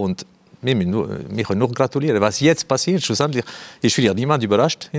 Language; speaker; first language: German; non-native, fluent; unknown